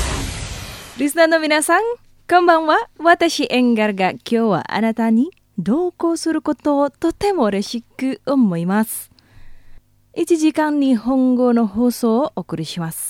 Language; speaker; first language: Japanese; non-native, fluent; Indonesian